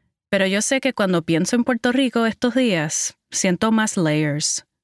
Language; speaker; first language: Spanish; early bilingual, heritage; Spanish